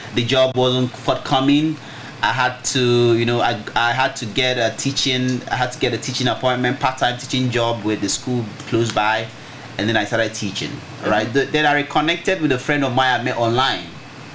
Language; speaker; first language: English; non-native, local second language; Igbo